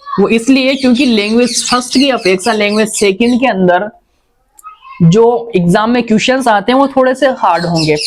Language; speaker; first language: Hindi; native; Hindi